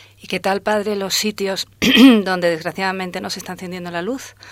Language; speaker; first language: Spanish; native; Spanish